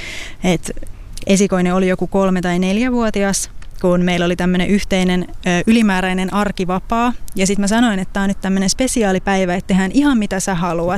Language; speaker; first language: Finnish; native; Finnish